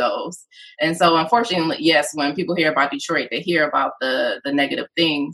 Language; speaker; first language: English; native; English